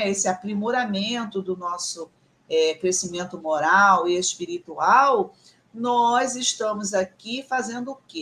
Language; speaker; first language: Portuguese; native; Portuguese